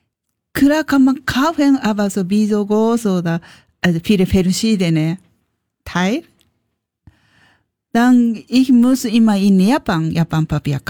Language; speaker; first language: German; non-native, learner; Japanese